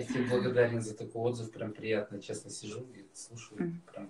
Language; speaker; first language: Russian; native; Russian